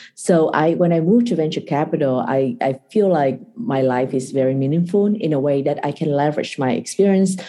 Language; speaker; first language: English; non-native, fluent; Vietnamese